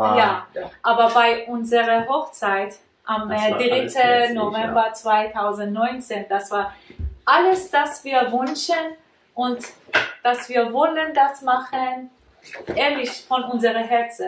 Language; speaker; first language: German; non-native, learner; Persian